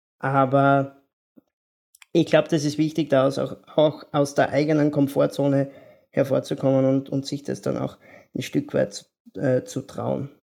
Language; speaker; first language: German; native; German